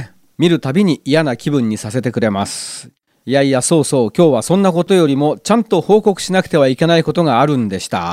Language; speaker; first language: Japanese; native; Japanese